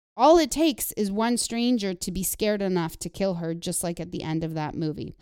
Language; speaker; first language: English; non-native, fluent; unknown